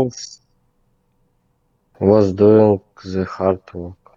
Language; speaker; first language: English; non-native, learner; Russian